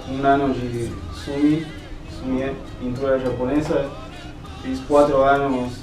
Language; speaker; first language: Portuguese; non-native, fluent; Spanish